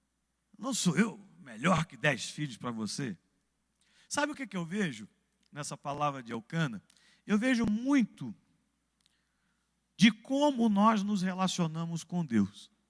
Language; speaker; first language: Portuguese; native; Portuguese